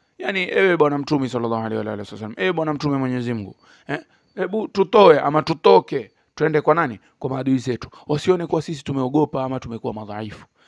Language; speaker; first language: Swahili; native; Swahili